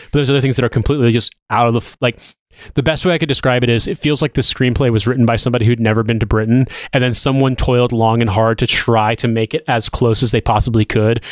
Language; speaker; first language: English; native; English